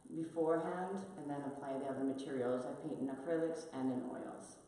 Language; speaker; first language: English; non-native, fluent; Spanish